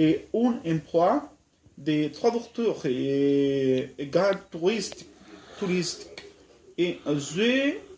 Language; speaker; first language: French; non-native, learner; Spanish